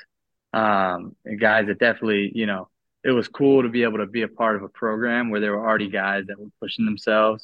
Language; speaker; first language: English; native; English